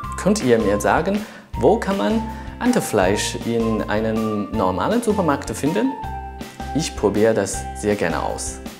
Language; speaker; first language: German; non-native, fluent; Chinese